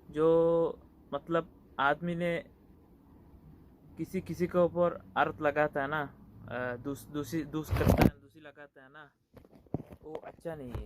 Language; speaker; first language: Hindi; non-native, local second language; Bangla